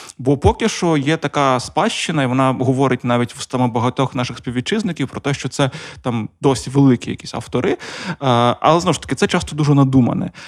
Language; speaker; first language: Ukrainian; non-native, local second language; Russian